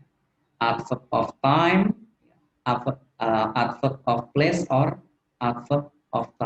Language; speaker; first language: English; non-native, fluent; Indonesian